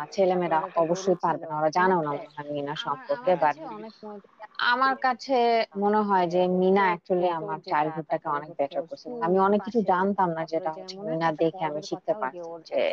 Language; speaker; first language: Bangla; native; Bangla